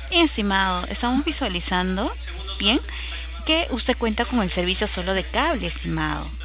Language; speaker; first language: Spanish; native; Spanish